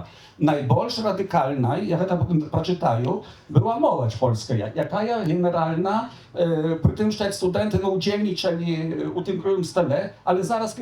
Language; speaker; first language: Polish; non-native, local second language; Belarusian